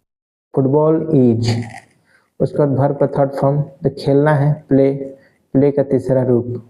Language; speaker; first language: Hindi; native; Hindi